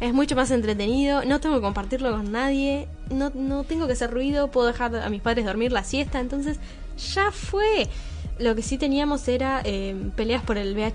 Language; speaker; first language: Spanish; native; Spanish